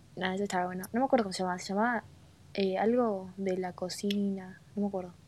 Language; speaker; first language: Spanish; native; Spanish